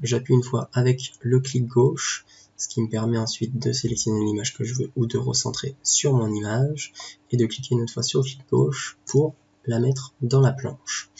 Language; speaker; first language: French; native; French